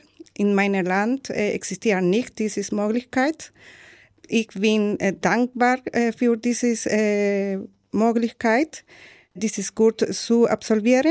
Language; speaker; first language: German; non-native, learner; Spanish